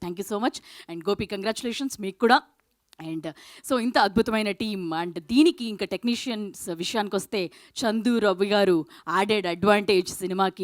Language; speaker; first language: Telugu; native; Telugu